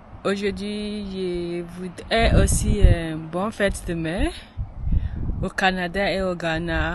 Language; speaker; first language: French; non-native, learner; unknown